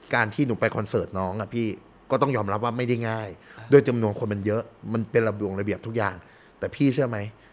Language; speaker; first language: Thai; early bilingual, heritage; Thai